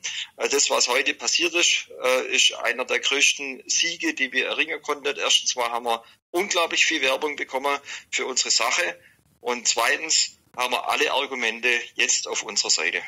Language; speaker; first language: German; native; German